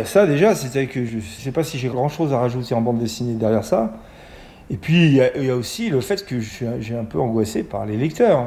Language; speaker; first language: French; native; French